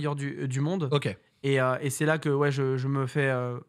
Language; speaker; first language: French; native; French